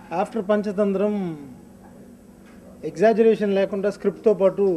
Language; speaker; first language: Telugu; native; Telugu